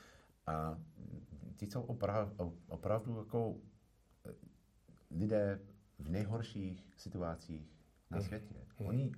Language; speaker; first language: Czech; non-native, fluent; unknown